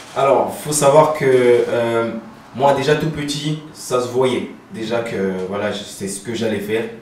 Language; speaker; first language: French; early bilingual, other home language; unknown